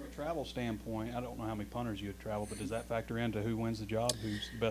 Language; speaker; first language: English; native; English